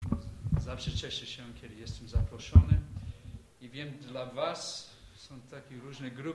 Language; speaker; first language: Polish; non-native, fluent; English